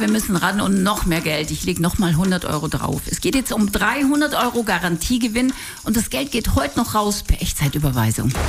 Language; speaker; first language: German; native; German